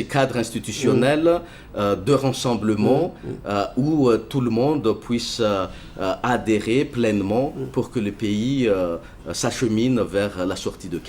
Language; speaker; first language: French; non-native, local second language; Malagasy